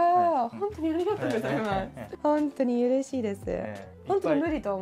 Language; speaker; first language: Japanese; non-native, learner; English